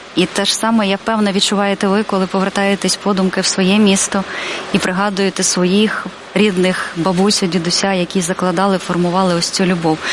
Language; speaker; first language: Ukrainian; native; Ukrainian